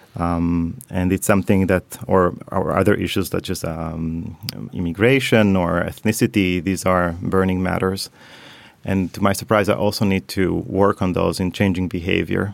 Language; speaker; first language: English; non-native, fluent; Hebrew